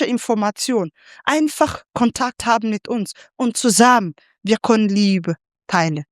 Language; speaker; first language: German; non-native, fluent; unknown